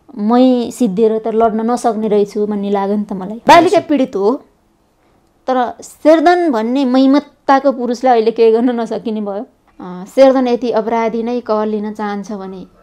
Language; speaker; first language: Nepali; native; Nepali